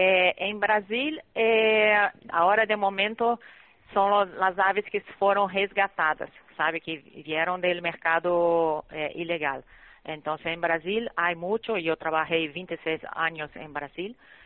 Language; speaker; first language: Spanish; non-native, fluent; Portuguese